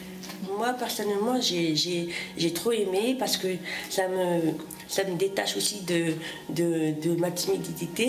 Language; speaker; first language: French; non-native, fluent; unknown